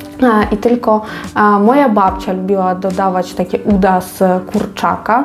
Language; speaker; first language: Polish; non-native, fluent; Ukrainian